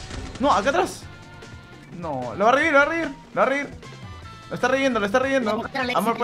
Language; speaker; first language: Spanish; native; Spanish